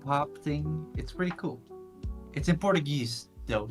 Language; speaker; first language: English; native; English